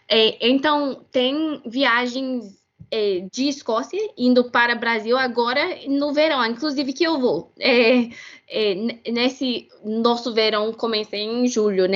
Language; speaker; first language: Portuguese; non-native, fluent; English